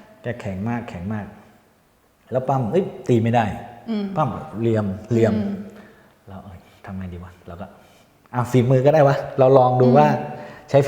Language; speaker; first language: Thai; native; Thai